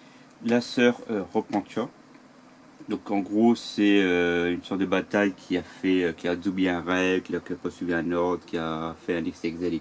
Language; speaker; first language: French; native; French